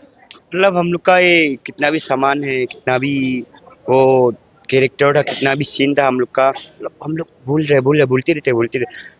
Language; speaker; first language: Hindi; non-native, local second language; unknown